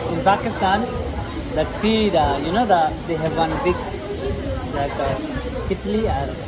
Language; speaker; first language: English; non-native, learner; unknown